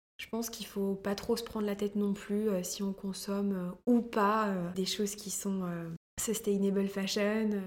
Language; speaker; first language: French; native; French